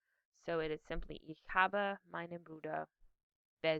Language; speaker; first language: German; non-native, fluent; English